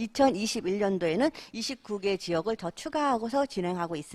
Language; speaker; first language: Korean; native; Korean